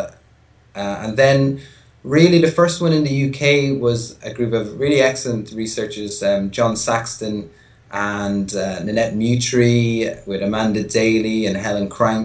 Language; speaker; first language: English; native; English